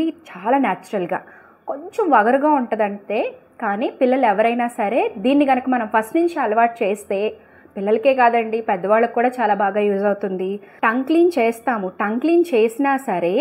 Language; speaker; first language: Telugu; native; Telugu